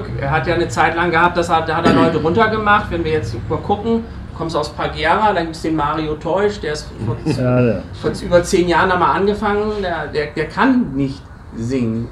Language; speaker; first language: German; native; German